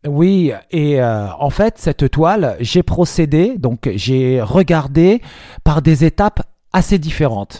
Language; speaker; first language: French; native; French